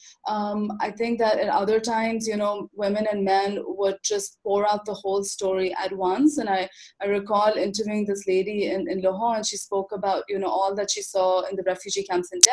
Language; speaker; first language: English; non-native, local second language; Urdu